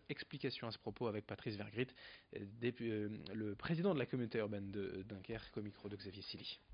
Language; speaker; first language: French; native; French